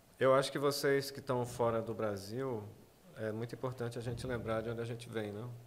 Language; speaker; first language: Portuguese; native; Portuguese